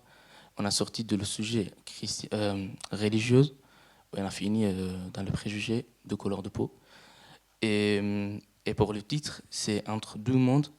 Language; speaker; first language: French; non-native, fluent; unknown